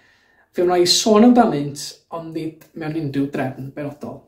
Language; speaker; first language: Welsh; native; Welsh